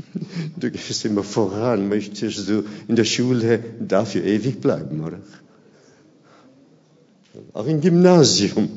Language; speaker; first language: German; non-native, fluent; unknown